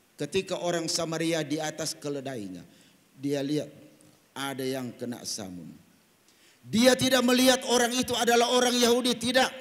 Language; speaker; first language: Indonesian; native; Indonesian